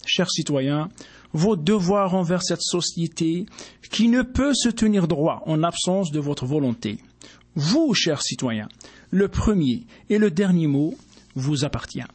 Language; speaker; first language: French; native; French